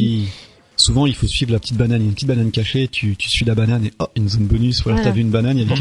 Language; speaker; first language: French; native; French